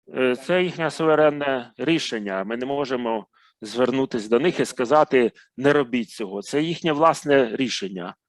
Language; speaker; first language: Ukrainian; non-native, fluent; Arabic